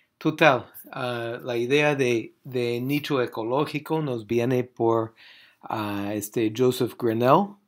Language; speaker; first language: Spanish; non-native, fluent; English